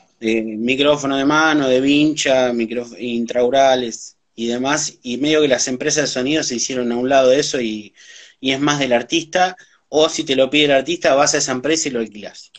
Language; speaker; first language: Spanish; native; Spanish